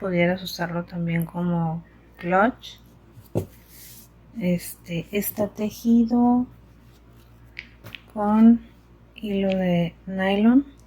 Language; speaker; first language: Spanish; native; Spanish